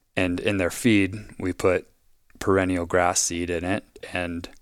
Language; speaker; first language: English; native; English